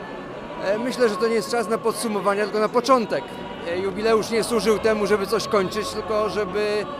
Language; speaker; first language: Polish; native; Polish